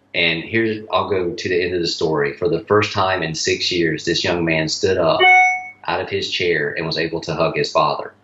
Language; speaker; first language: English; native; English